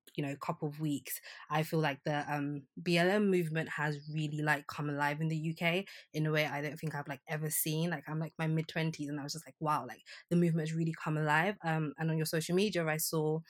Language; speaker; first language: English; early bilingual, other home language; Yoruba